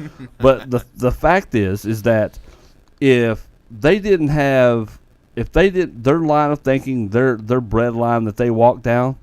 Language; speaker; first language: English; native; English